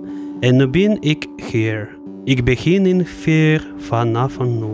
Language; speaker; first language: Dutch; non-native, learner; Russian